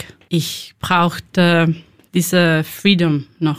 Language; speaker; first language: German; non-native, learner; Spanish